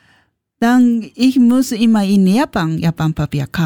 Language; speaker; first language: German; non-native, learner; Japanese